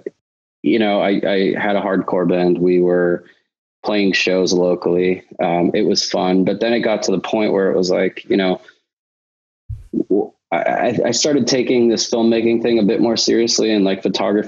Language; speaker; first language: English; native; English